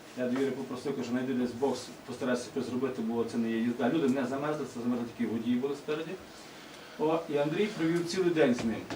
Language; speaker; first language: Ukrainian; native; Ukrainian